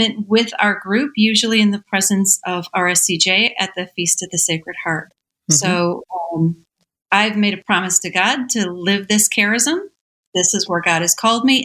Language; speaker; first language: English; native; English